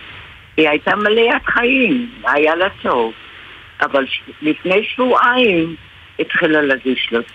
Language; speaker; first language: Hebrew; non-native, fluent; English